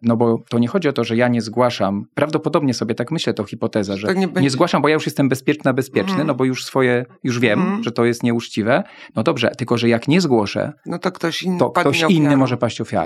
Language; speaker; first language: Polish; native; Polish